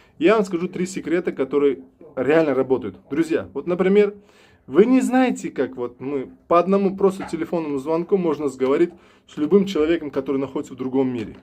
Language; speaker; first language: Russian; non-native, local second language; Uzbek